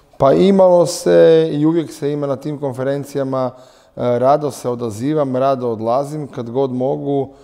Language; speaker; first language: Croatian; native; Croatian